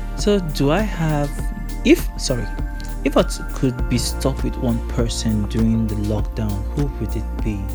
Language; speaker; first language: English; non-native, local second language; Yoruba